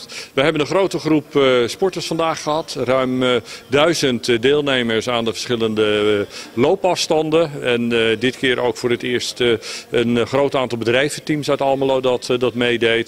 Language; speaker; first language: Dutch; native; Dutch